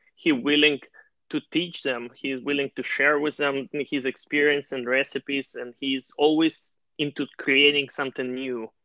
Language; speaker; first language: English; non-native, fluent; Russian